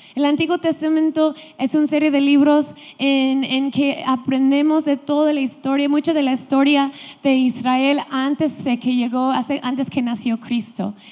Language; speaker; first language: Spanish; non-native, fluent; English